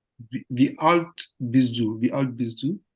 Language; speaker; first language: German; non-native, learner; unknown